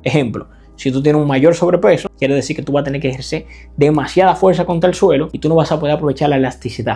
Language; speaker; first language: Spanish; native; Spanish